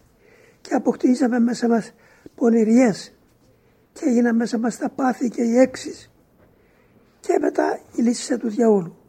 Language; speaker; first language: Greek; native; Greek